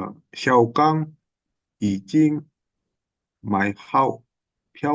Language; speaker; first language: Chinese; non-native, learner; Indonesian